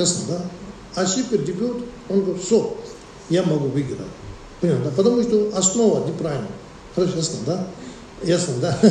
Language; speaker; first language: Russian; non-native, learner; Tibetan